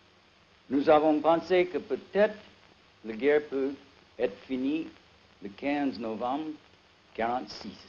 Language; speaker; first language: French; non-native, fluent; English